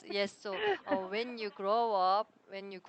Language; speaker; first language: English; non-native, learner; Korean